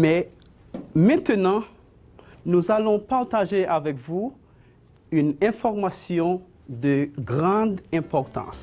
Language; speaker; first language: French; non-native, fluent; Spanish